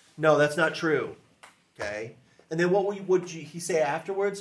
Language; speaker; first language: English; native; English